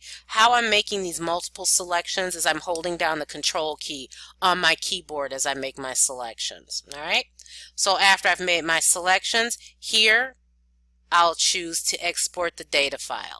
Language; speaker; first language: English; native; English